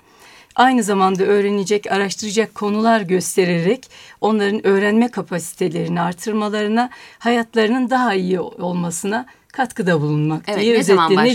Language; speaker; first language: Turkish; native; Turkish